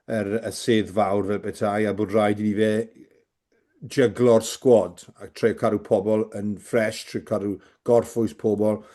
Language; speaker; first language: Welsh; native; Welsh